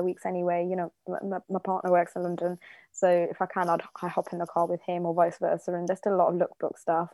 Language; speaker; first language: English; native; English